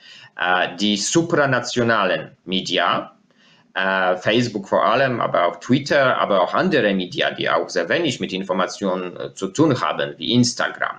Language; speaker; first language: German; non-native, fluent; Polish